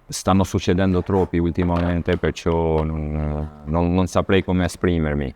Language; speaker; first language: Italian; native; Italian